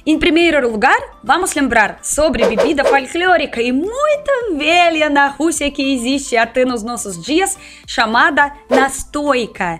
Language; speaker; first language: Portuguese; non-native, fluent; Russian